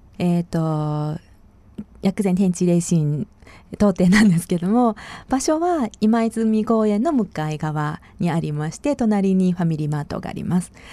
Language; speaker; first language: Japanese; non-native, fluent; Chinese